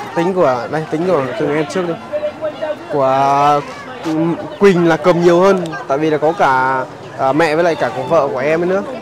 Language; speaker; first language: Vietnamese; native; Vietnamese